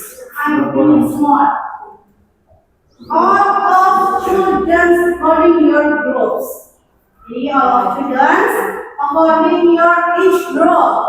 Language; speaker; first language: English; non-native, learner; Indonesian